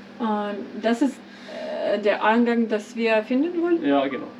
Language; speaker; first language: German; non-native, learner; Ukrainian